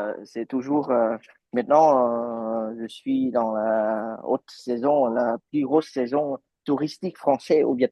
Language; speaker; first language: French; non-native, fluent; Vietnamese